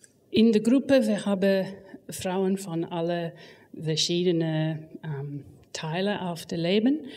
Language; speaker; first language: German; non-native, learner; English